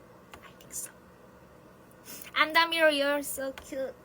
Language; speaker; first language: English; non-native, learner; Korean